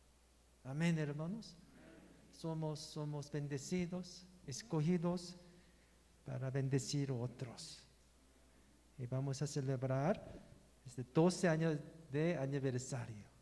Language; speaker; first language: Spanish; non-native, learner; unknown